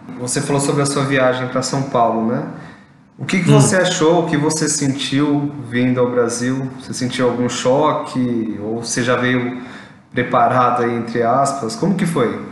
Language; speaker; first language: Portuguese; native; Portuguese